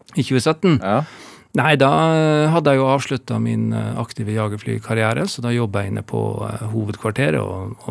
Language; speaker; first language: Norwegian; native; Norwegian